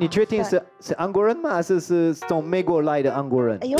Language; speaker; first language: Chinese; non-native, fluent; French